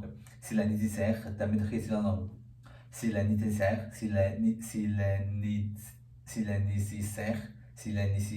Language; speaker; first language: French; non-native, learner; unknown